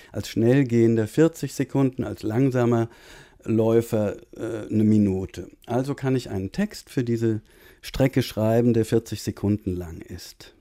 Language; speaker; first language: German; native; German